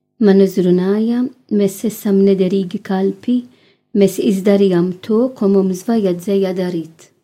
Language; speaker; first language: Latvian; non-native, learner; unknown